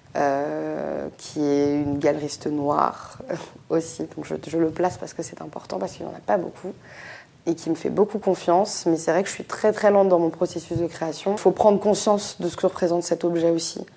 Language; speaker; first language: French; native; French